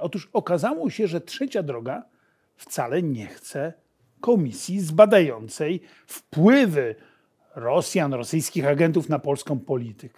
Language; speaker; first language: Polish; native; Polish